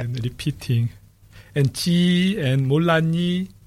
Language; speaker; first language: English; non-native, fluent; Korean